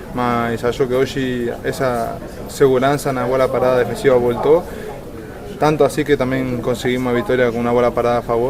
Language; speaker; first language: Portuguese; non-native, fluent; Spanish